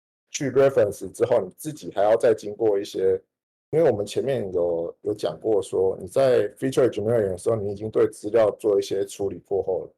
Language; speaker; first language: Chinese; native; Chinese